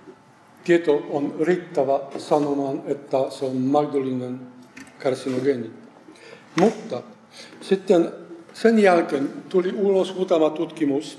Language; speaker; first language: Finnish; non-native, fluent; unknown